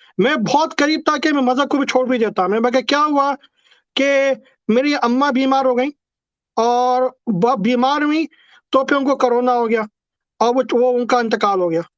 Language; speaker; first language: Urdu; native; Urdu